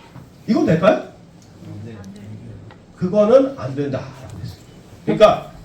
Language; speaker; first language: Korean; native; Korean